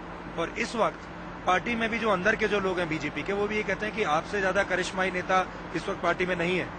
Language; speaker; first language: Hindi; native; Hindi